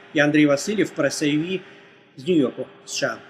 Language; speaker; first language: Ukrainian; native; Ukrainian